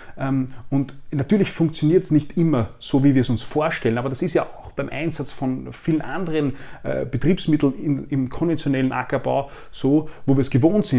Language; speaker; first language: German; native; German